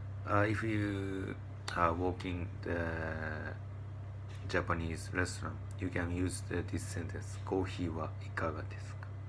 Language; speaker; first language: English; non-native, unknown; Japanese